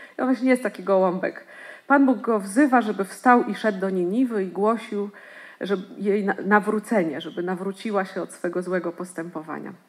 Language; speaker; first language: Polish; native; Polish